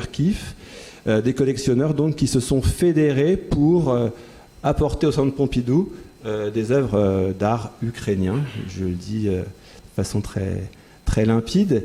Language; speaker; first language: French; native; French